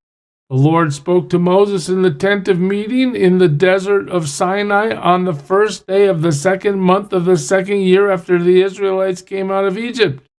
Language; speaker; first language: English; native; English